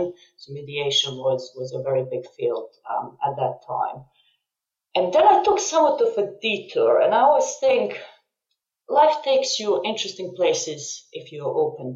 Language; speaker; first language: English; non-native, fluent; Serbian